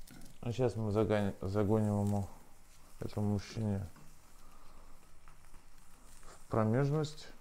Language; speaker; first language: Russian; native; Russian